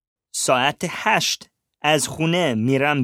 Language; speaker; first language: Persian; non-native, learner; English